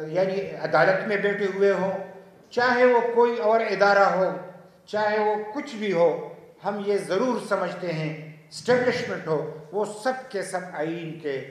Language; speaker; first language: Urdu; non-native, local second language; Pashto